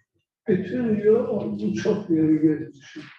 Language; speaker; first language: Turkish; non-native, learner; Azerbaijani